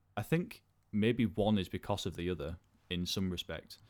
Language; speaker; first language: English; native; English